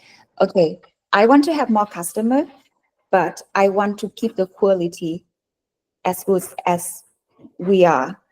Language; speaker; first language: English; non-native, fluent; Vietnamese